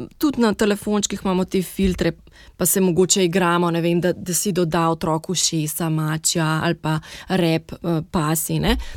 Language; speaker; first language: Slovenian; native; Slovenian